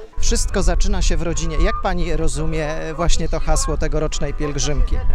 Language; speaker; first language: Polish; native; Polish